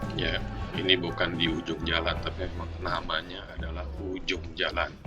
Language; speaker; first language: Indonesian; native; Indonesian